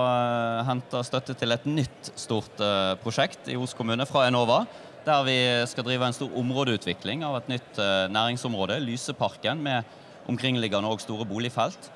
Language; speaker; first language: Norwegian; native; Norwegian